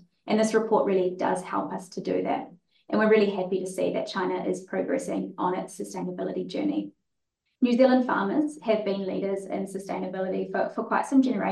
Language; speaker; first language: English; native; English